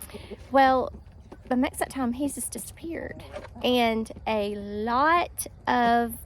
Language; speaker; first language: English; native; English